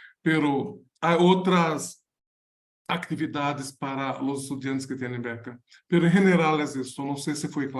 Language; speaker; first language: Spanish; non-native, learner; Portuguese